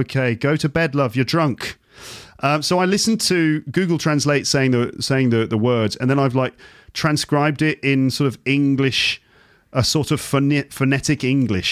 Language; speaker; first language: English; native; English